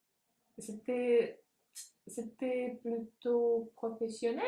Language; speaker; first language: French; non-native, fluent; Russian